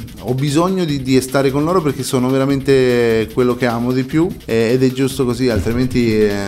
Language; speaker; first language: Italian; non-native, fluent; Spanish